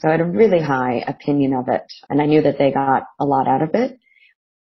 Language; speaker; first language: English; native; English